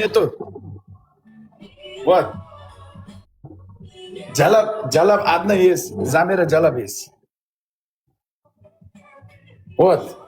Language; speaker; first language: Russian; non-native, learner; Uzbek